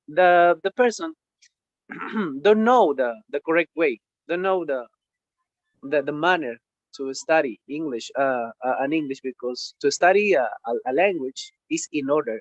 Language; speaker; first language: English; non-native, learner; Spanish